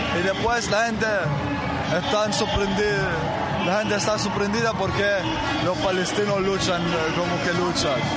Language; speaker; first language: Spanish; non-native, fluent; Arabic